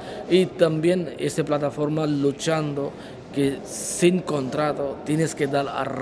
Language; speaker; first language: Spanish; non-native, learner; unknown